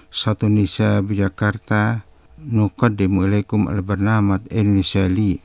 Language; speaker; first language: Arabic; non-native, fluent; Indonesian